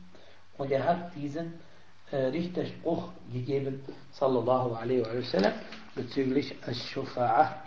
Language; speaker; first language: German; non-native, fluent; Arabic